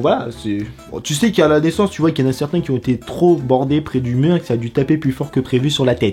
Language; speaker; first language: French; native; French